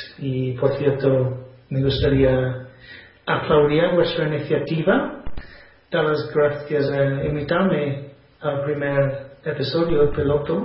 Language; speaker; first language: Spanish; non-native, fluent; English